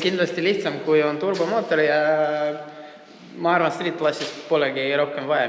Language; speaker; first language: Estonian; native; Estonian